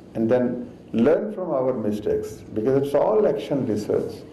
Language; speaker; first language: English; non-native, local second language; Urdu